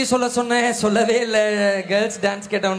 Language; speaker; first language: Tamil; native; Tamil